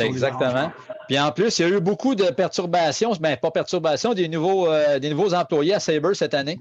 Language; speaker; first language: French; native; French